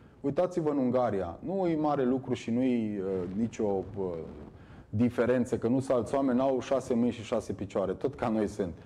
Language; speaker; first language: Romanian; native; Romanian